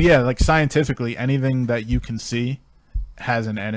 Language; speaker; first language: English; native; English